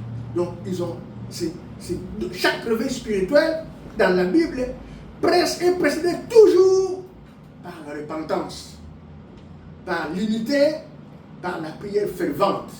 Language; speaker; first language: French; non-native, local second language; Lingala